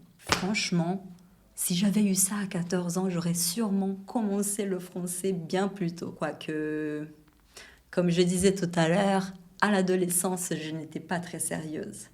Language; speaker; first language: French; non-native, fluent; Portuguese